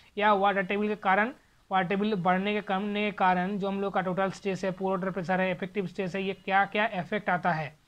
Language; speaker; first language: Hindi; non-native, local second language; Bangla